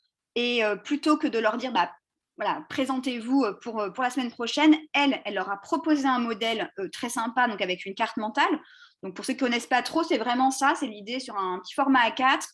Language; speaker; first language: French; native; French